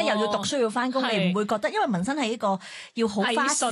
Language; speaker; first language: Cantonese; native; Cantonese